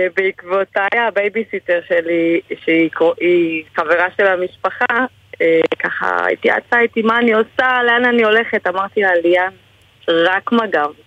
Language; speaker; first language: Hebrew; early bilingual, other home language; Spanish